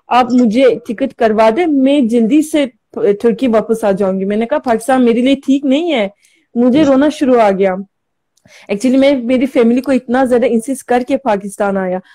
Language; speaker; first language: Hindi; non-native, learner; Turkish